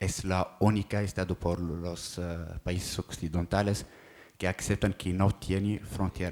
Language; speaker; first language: Spanish; non-native, learner; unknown